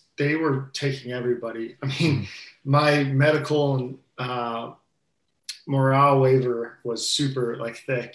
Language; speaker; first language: English; native; English